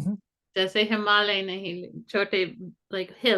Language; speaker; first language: Hindi; non-native, fluent; English